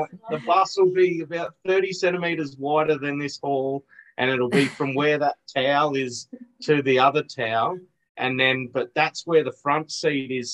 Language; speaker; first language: English; native; English